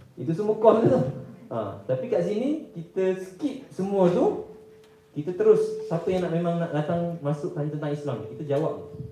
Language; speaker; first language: Malay; native; Malay